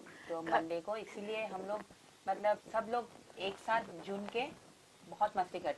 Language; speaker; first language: Hindi; non-native, local second language; Assamese